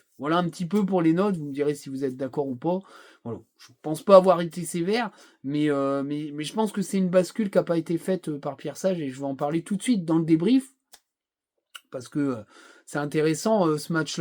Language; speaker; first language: French; native; French